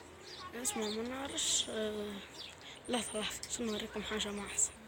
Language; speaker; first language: Arabic; native; Arabic